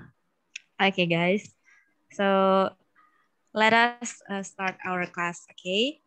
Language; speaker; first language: English; non-native, fluent; Indonesian